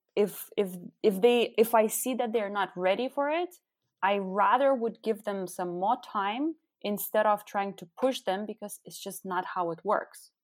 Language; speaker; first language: English; non-native, fluent; Lithuanian